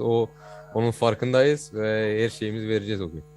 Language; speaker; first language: Turkish; early bilingual, heritage; Turkish